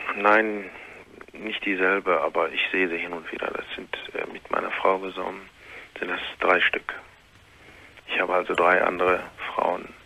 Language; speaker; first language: German; non-native, fluent; Arabic